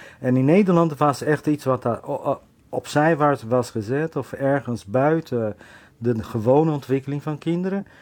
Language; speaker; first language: Dutch; non-native, fluent; Portuguese